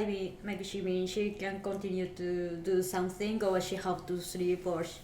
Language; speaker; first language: English; non-native, learner; Japanese